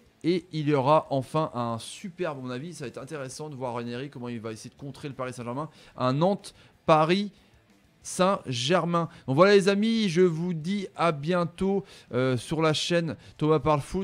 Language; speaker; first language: French; native; French